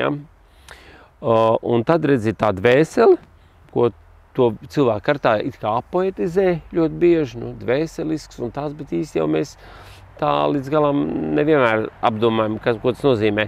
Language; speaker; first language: Latvian; native; Latvian